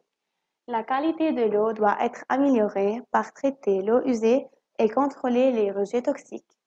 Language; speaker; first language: French; non-native, learner; Arabic